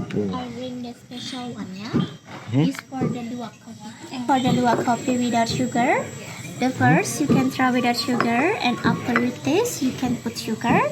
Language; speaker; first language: English; non-native, local second language; Indonesian